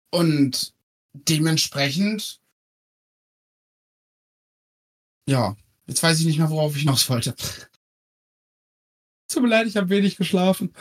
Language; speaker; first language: German; native; German